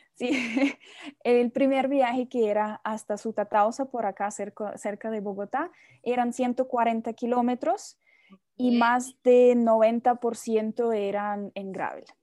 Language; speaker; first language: Spanish; non-native, fluent; Russian